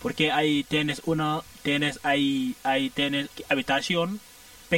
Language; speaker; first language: Spanish; non-native, learner; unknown